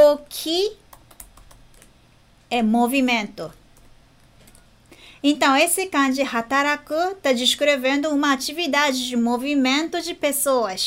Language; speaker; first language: Portuguese; non-native, fluent; Japanese